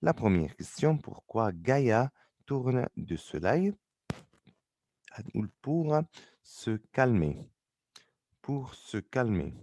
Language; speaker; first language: French; non-native, fluent; Arabic